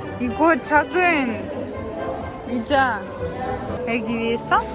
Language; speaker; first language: Korean; non-native, learner; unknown